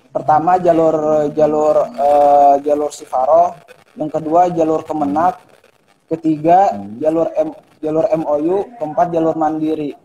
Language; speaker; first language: Indonesian; native; Indonesian